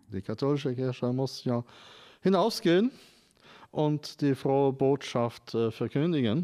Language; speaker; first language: German; non-native, fluent; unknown